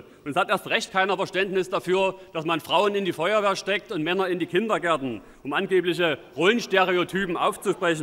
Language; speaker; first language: German; native; German